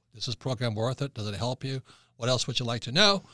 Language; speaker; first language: English; native; English